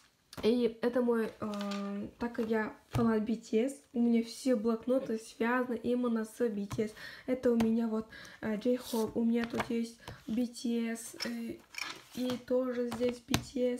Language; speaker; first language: Russian; non-native, local second language; Kazakh